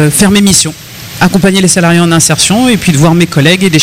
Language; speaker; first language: French; native; French